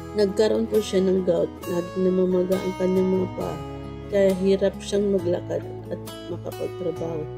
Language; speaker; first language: Filipino; native; Filipino